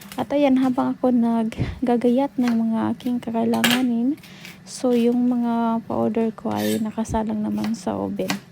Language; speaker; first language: Filipino; non-native, local second language; Cebuano